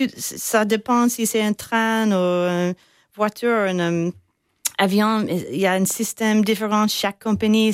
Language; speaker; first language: French; non-native, fluent; English